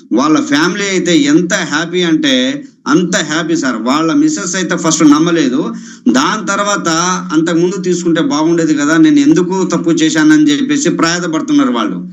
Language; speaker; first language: Telugu; non-native, local second language; Lambadi